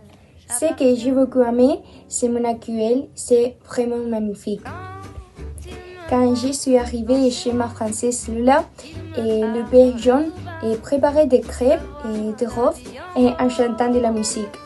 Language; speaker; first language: French; non-native, learner; Spanish